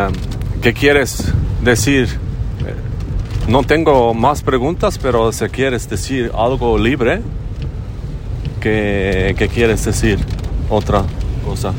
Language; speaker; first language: Spanish; non-native, learner; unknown